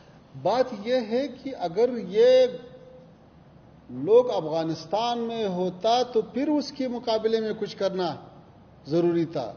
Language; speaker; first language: Hindi; non-native, learner; Pashto